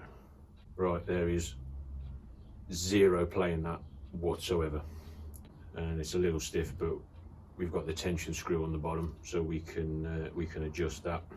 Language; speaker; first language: English; native; English